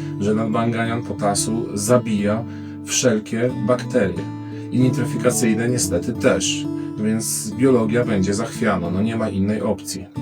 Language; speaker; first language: Polish; native; Polish